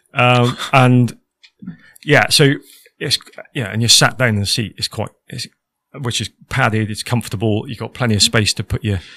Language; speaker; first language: English; native; English